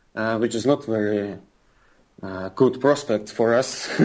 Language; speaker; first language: English; non-native, fluent; Russian